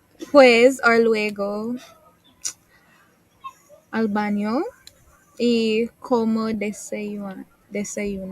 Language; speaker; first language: Spanish; non-native, learner; English